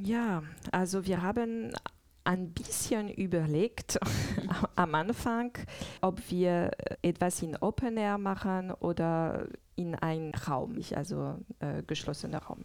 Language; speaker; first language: German; non-native, fluent; French